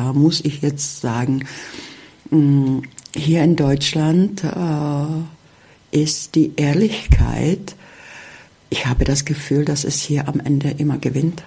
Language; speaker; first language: German; early bilingual, heritage; German